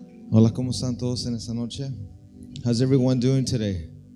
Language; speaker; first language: Spanish; native; Spanish